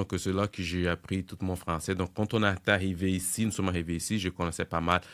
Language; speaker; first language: French; non-native, fluent; Portuguese